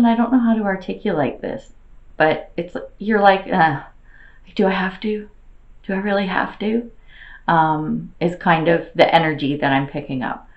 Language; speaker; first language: English; native; English